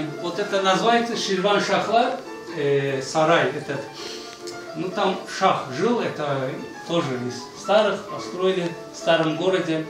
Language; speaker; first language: Russian; non-native, fluent; Azerbaijani